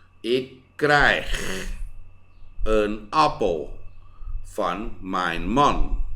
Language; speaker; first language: Dutch; non-native, fluent; Thai